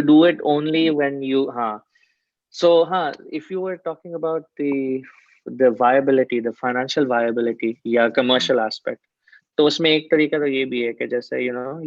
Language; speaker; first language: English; non-native, local second language; Hindi